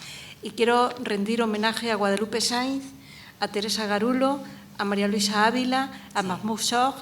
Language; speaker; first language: Spanish; native; Spanish